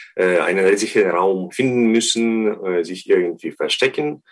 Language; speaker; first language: German; non-native, fluent; Ukrainian